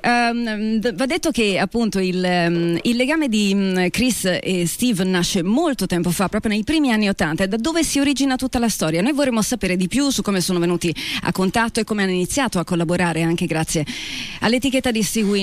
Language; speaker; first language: Italian; native; Italian